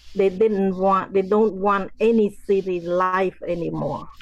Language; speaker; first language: English; non-native, fluent; Khmer